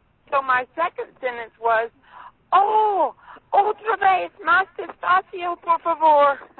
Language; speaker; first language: Spanish; non-native, learner; English